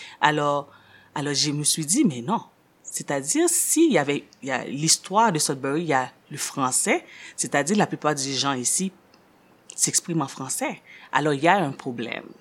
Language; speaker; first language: French; non-native, local second language; Haitian Creole